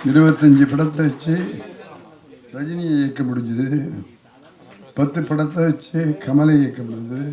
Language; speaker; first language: Tamil; native; Tamil